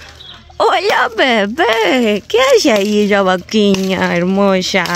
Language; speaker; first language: Spanish; native; Spanish